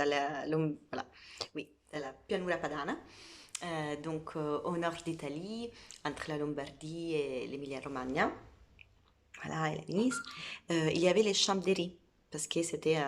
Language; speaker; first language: French; non-native, fluent; Italian